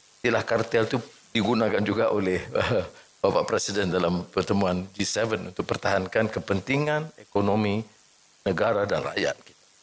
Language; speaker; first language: Malay; native; Malay